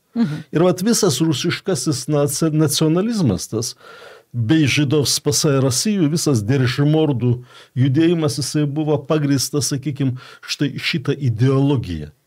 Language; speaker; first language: Lithuanian; native; Lithuanian